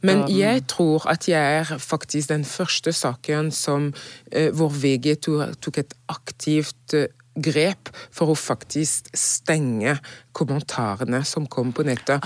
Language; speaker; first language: Norwegian; non-native, fluent; French